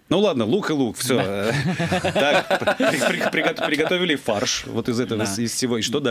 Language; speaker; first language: Russian; native; Russian